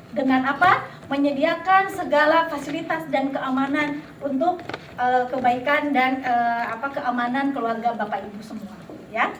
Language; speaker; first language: Indonesian; native; Indonesian